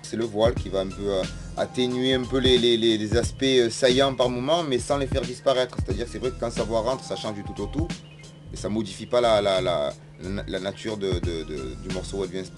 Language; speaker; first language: French; native; French